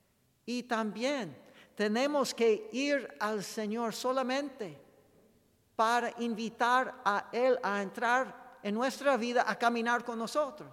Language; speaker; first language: Spanish; non-native, fluent; English